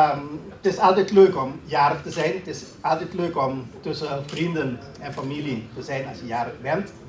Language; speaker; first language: Dutch; non-native, local second language; Papiamento